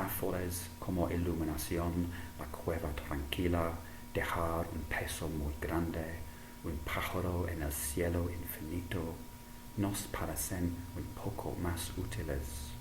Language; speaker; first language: Spanish; non-native, fluent; English